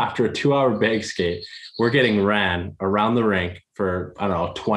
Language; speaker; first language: English; native; English